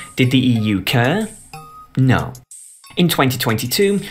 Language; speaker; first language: English; native; English